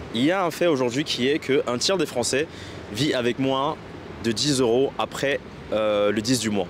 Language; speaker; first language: French; native; French